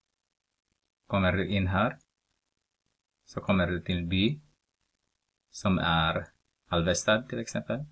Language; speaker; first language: Swedish; non-native, fluent; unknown